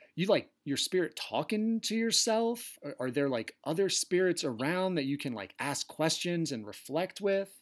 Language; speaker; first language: English; native; English